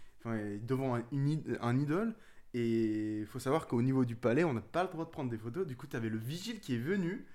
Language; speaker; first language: French; early bilingual, other home language; Arabic